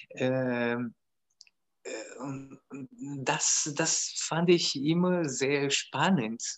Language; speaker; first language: German; non-native, fluent; Portuguese